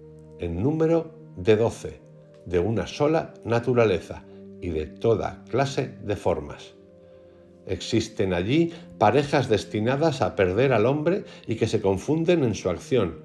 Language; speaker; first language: Spanish; native; Spanish